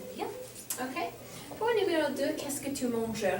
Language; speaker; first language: French; non-native, fluent; English